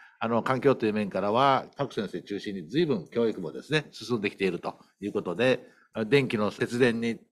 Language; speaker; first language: Japanese; native; Japanese